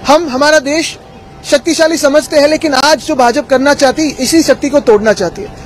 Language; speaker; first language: Hindi; non-native, local second language; Marathi